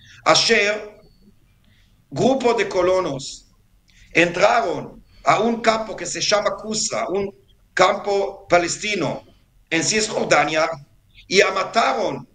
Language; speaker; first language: Spanish; non-native, fluent; Hebrew